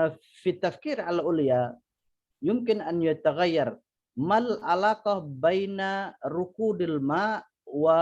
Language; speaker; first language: Arabic; non-native, fluent; Indonesian